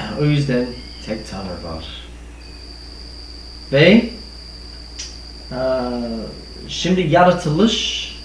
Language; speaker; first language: Turkish; non-native, fluent; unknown